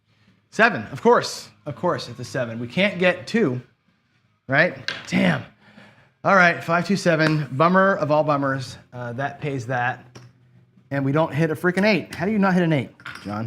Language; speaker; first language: English; native; English